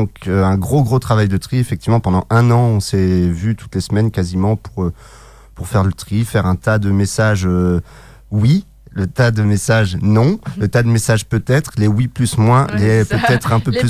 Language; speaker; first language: French; native; French